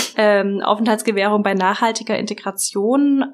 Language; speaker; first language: German; native; German